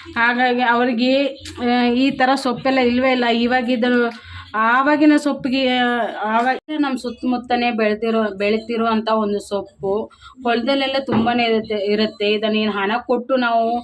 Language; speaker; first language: Kannada; native; Kannada